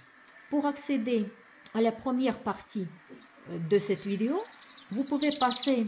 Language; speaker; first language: French; non-native, fluent; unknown